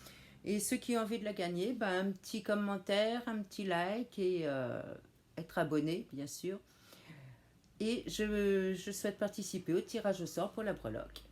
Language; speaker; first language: French; native; French